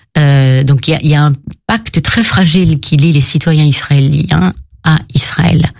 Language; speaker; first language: French; native; French